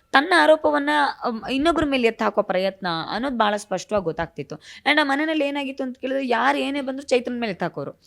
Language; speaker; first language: Kannada; native; Kannada